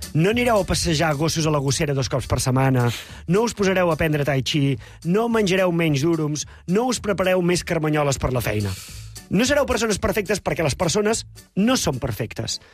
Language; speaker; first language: Catalan; native; Catalan